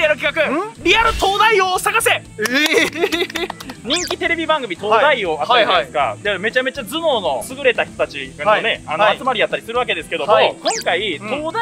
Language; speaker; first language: Japanese; native; Japanese